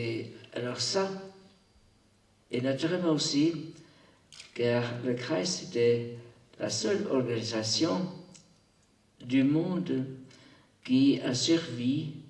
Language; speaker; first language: French; non-native, local second language; German